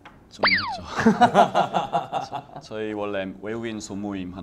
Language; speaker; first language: Korean; non-native, fluent; English